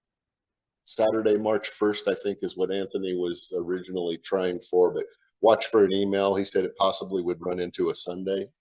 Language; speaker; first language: English; native; English